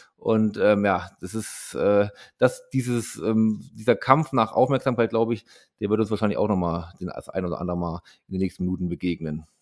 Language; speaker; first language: German; native; German